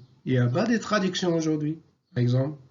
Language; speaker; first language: French; non-native, local second language; Arabic